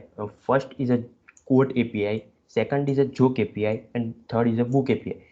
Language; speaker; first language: English; non-native, local second language; Gujarati